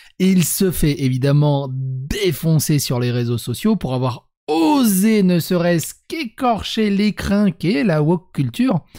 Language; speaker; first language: French; early bilingual, other home language; Serbian